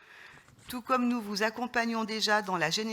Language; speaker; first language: French; native; French